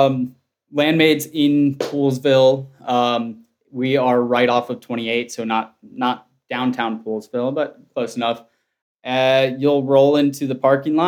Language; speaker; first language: English; native; English